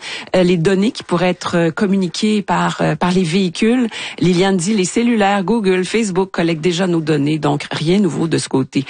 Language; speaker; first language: French; native; French